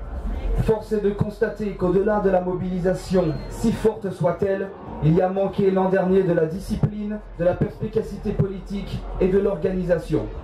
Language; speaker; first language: French; native; French